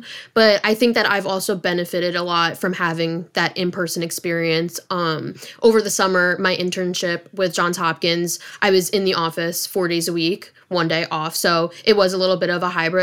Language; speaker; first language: English; native; English